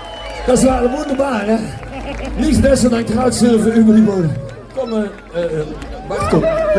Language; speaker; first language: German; non-native, learner; Dutch